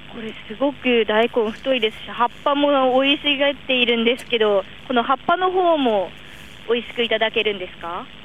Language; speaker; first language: Japanese; native; Japanese